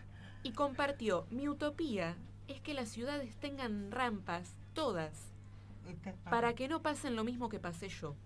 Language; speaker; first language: Spanish; native; Spanish